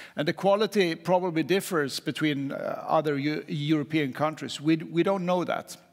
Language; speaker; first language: English; non-native, fluent; Swedish